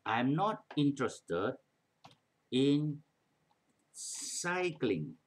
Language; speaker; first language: English; non-native, local second language; Malay